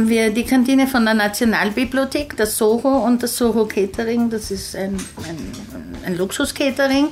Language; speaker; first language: German; early bilingual, heritage; German